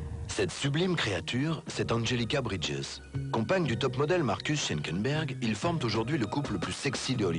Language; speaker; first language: French; native; French